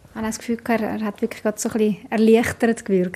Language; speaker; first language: German; native; German